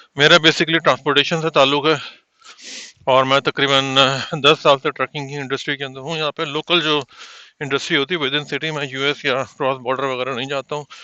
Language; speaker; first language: Urdu; native; Urdu